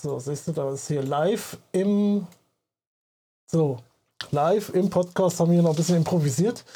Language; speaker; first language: German; native; German